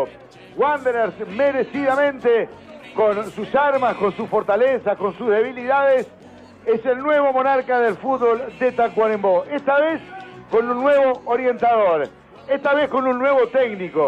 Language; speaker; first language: Spanish; native; Spanish